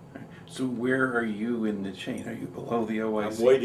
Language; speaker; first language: English; native; English